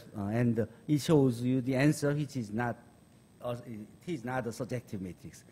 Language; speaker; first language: English; non-native, fluent; Korean